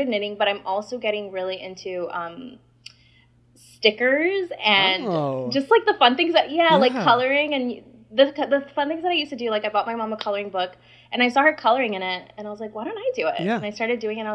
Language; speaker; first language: English; non-native, fluent; Spanish